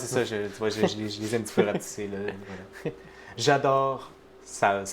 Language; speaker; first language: French; native; French